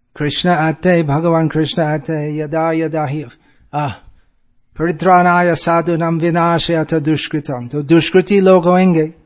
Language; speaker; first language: Hindi; non-native, fluent; English